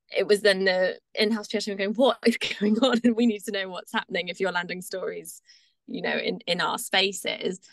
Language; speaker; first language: English; native; English